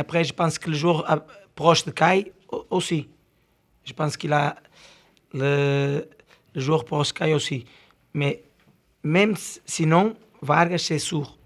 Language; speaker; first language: French; non-native, learner; Portuguese